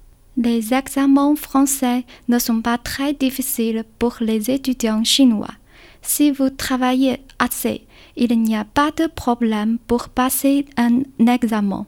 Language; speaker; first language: French; non-native, learner; Chinese